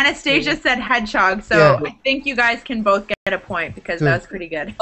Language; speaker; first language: English; native; English